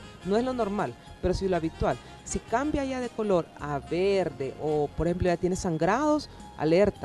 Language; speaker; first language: Spanish; native; Spanish